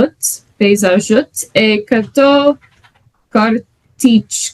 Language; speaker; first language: Bulgarian; non-native, learner; English